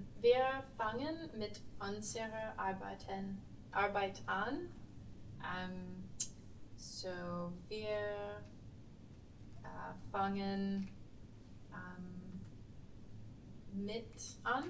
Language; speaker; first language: German; non-native, learner; English